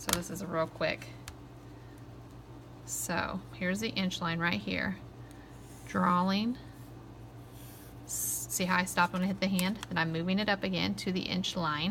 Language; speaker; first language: English; native; English